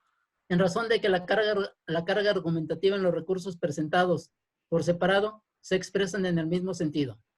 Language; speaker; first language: Spanish; native; Spanish